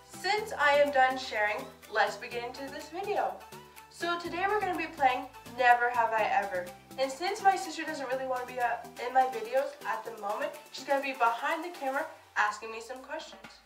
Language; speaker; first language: English; native; English